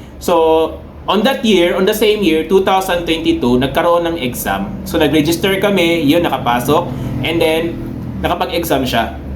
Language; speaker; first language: Filipino; non-native, local second language; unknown